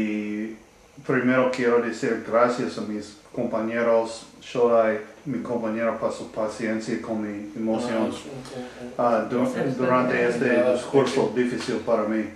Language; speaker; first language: Spanish; non-native, learner; English